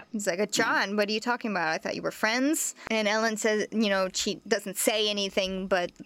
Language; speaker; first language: English; native; English